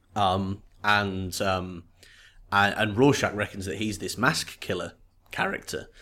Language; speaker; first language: English; native; English